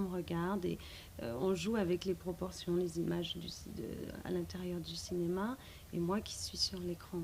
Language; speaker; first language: French; native; French